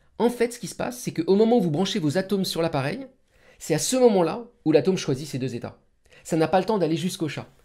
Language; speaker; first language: French; native; French